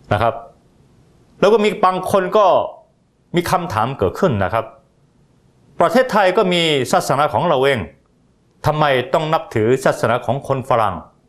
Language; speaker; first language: Thai; non-native, fluent; Korean